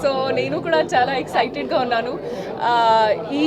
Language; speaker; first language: Telugu; non-native, learner; Hindi